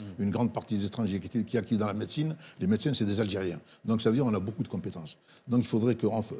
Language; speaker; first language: French; non-native, local second language; Arabic